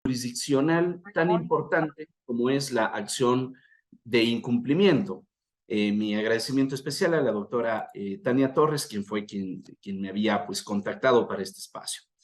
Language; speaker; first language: Spanish; native; Spanish